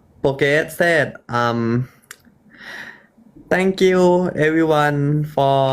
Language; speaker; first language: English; non-native, learner; Thai